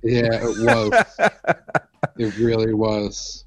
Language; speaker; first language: English; native; English